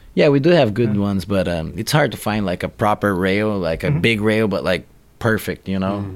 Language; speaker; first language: English; non-native, fluent; Portuguese